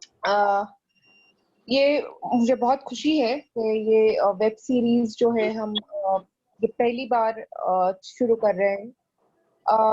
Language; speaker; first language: Hindi; native; Hindi